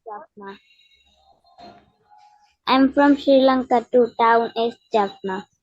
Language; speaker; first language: English; non-native, learner; Tamil